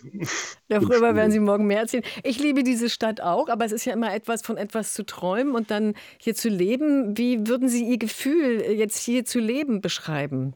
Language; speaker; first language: German; native; German